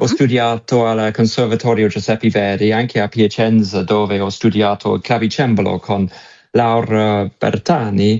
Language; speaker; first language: Italian; non-native, learner; English